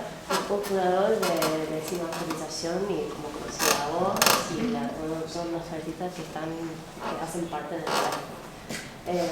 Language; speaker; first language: Spanish; non-native, fluent; English